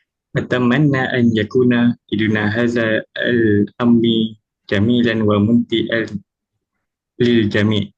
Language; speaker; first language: Arabic; non-native, learner; Malay